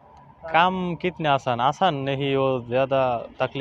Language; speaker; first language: Hindi; non-native, learner; Bangla